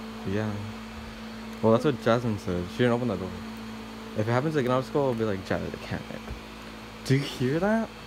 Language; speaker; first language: English; early bilingual, other home language; Spanish